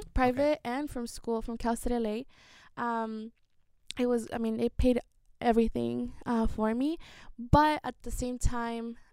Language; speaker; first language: English; early bilingual, other home language; Spanish